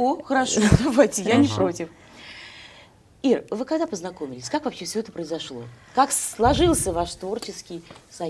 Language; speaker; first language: Russian; native; Russian